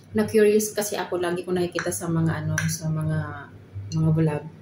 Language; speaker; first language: Filipino; non-native, local second language; Bikol